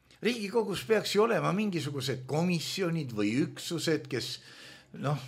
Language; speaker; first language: Estonian; native; Estonian